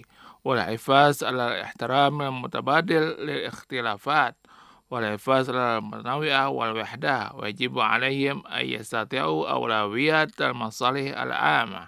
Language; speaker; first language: Arabic; non-native, fluent; Indonesian